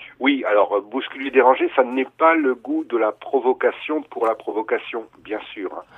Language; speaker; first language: French; non-native, local second language; German